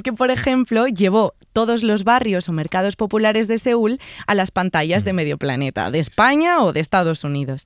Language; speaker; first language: Spanish; native; Spanish